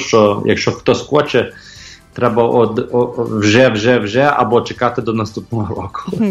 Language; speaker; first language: Ukrainian; early bilingual, heritage; Ukrainian